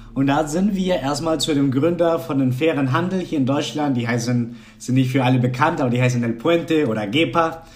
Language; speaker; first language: German; non-native, fluent; Spanish